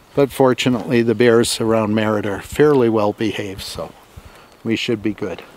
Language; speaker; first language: English; native; English